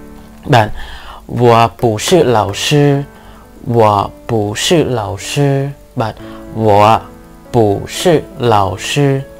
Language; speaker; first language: Chinese; non-native, fluent; Khmer